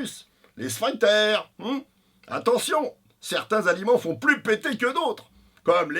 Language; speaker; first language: French; native; French